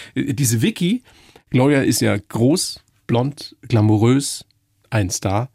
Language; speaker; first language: German; native; German